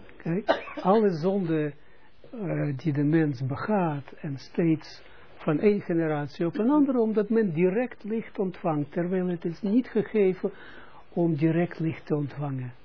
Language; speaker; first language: Dutch; non-native, fluent; Russian